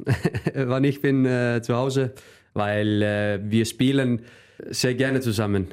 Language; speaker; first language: German; non-native, fluent; Icelandic